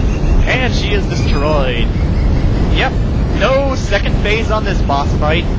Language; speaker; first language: English; native; English